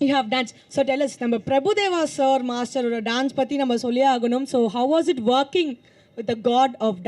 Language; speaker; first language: Tamil; native; Tamil